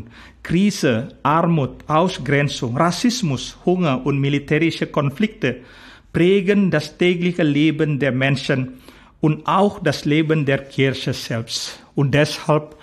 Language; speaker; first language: German; non-native, fluent; Indonesian